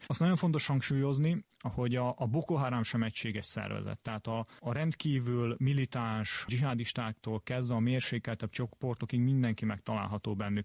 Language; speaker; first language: Hungarian; native; Hungarian